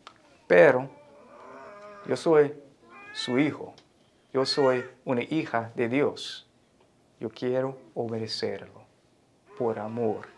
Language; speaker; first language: Spanish; non-native, fluent; English